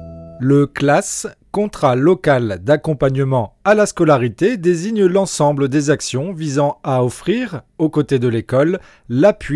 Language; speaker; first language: French; native; French